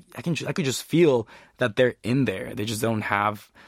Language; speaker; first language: English; early bilingual, other home language; Spanish